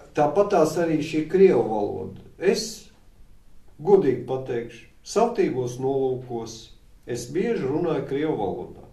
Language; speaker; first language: Latvian; native; Latvian